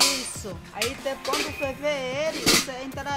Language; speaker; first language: Portuguese; non-native, learner; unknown